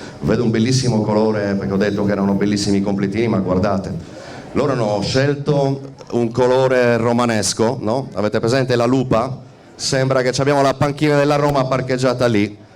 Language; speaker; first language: Italian; native; Italian